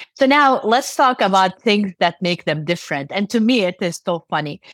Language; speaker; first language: English; non-native, fluent; Arabic